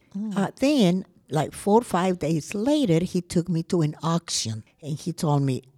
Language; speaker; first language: English; non-native, fluent; Spanish